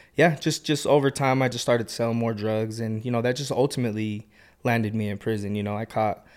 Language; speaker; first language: English; native; English